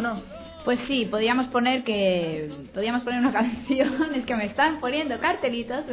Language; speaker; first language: Spanish; native; Spanish